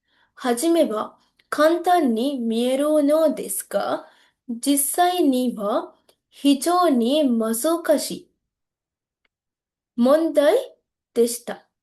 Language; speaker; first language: Japanese; non-native, learner; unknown